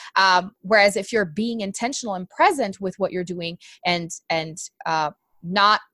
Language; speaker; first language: English; non-native, fluent; Portuguese